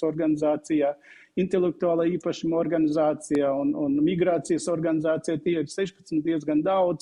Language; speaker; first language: Latvian; non-native, fluent; Uzbek